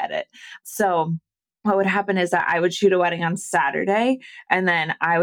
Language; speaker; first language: English; native; English